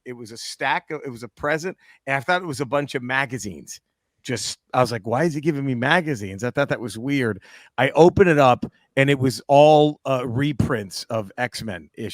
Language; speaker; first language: English; native; English